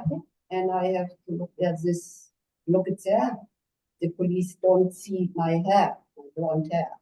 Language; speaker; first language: English; non-native, learner; German